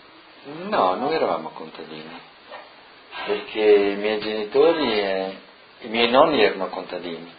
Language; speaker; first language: Italian; non-native, local second language; Friulian